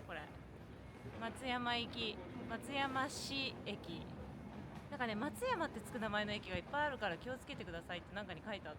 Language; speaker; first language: Japanese; native; Japanese